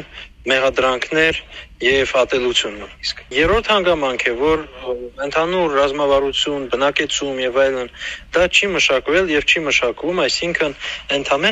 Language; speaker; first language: Armenian; native; Armenian